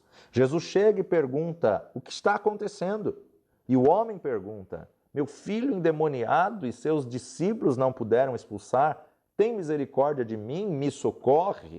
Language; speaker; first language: Portuguese; native; Portuguese